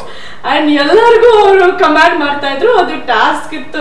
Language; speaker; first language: Kannada; non-native, fluent; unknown